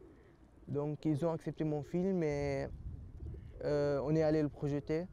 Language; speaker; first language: French; early bilingual, other home language; Arabic